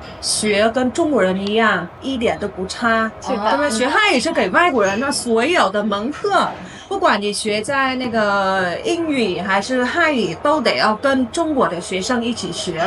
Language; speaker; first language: Chinese; non-native, fluent; Vietnamese